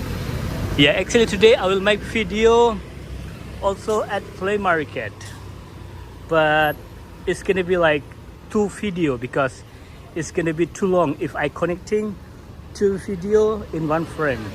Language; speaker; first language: English; non-native, local second language; Indonesian